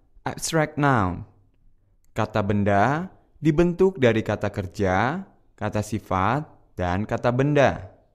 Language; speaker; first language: Indonesian; native; Indonesian